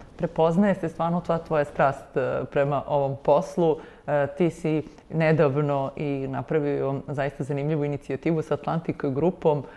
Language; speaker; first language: Serbian; native; Serbian